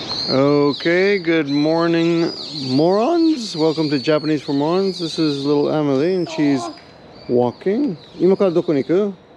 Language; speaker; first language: English; native; English